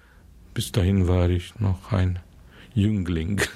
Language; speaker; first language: German; non-native, fluent; Hungarian